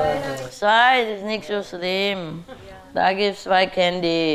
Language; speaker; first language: German; non-native, learner; Vietnamese